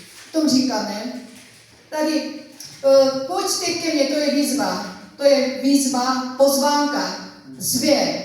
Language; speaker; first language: Czech; non-native, learner; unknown